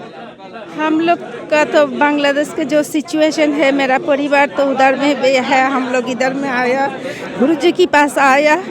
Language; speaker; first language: Hindi; non-native, learner; Bangla